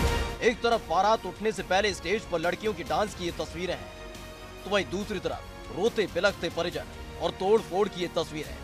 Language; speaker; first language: Hindi; native; Hindi